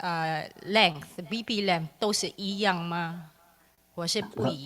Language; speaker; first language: Chinese; non-native, learner; English